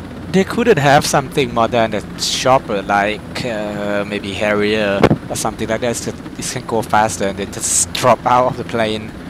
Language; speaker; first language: English; non-native, fluent; Thai